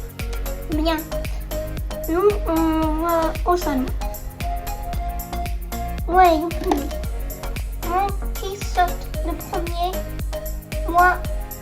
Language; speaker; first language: French; native; French